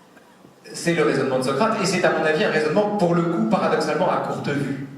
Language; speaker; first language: French; native; French